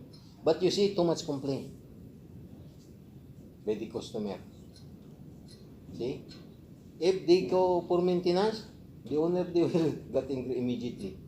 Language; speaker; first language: English; non-native, local second language; Filipino